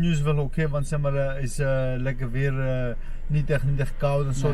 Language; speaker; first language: Dutch; non-native, fluent; Armenian